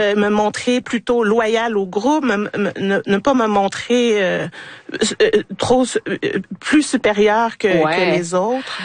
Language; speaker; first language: French; native; French